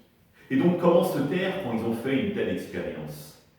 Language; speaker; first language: French; native; French